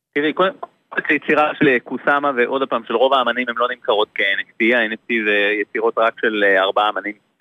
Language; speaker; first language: Hebrew; native; Hebrew